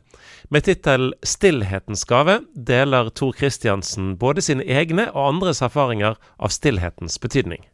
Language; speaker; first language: Norwegian; native; Norwegian